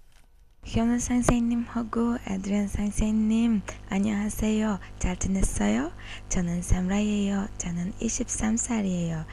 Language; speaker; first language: Korean; non-native, learner; Azerbaijani